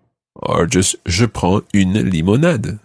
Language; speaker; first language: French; non-native, fluent; English